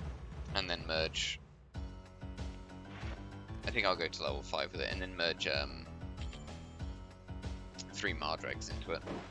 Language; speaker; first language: English; native; English